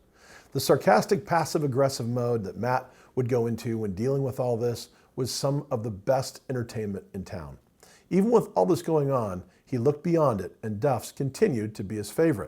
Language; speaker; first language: English; native; English